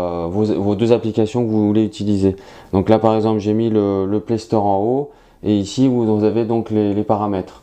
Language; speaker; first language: French; native; French